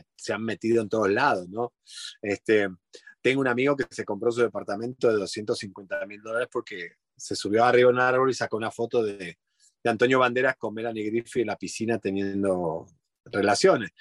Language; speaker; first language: Spanish; native; Spanish